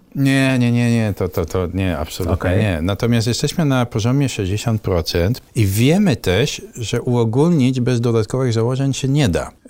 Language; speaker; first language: Polish; non-native, fluent; Dutch